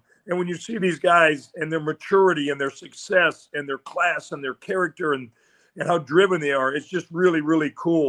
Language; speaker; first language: English; native; English